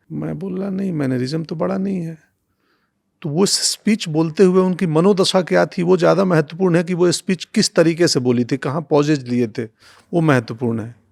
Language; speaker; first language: Hindi; non-native, local second language; Bhojpuri